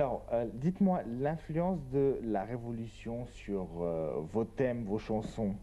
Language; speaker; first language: French; native; French